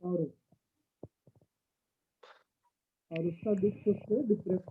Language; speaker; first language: Hindi; native; Hindi